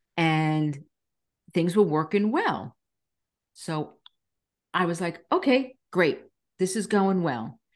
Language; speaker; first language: English; native; English